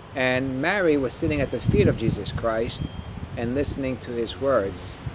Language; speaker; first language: English; early bilingual, other home language; Greek